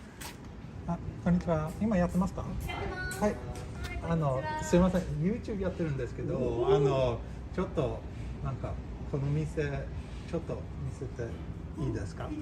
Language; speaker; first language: Japanese; non-native, fluent; Swedish